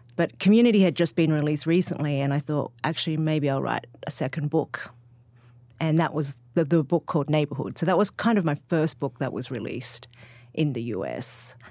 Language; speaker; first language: English; native; English